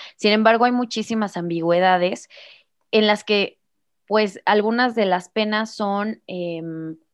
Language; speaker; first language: Spanish; native; Spanish